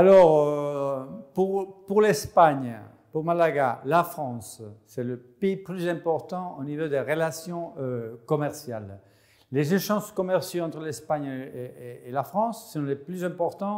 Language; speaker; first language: French; non-native, fluent; Spanish